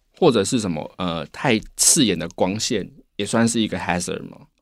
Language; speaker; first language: Chinese; native; Chinese